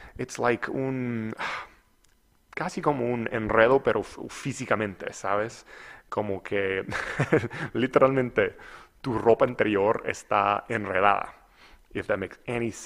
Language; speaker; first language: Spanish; non-native, fluent; English